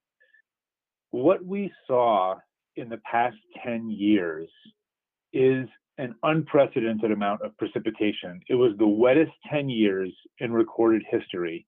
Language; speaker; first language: English; native; English